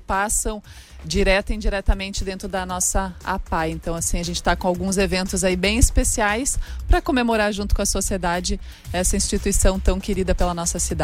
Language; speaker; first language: Portuguese; native; Portuguese